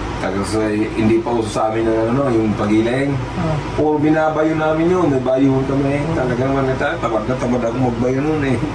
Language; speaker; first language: Filipino; non-native, local second language; Bikol